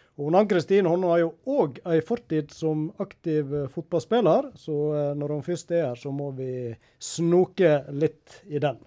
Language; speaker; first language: Norwegian; native; Norwegian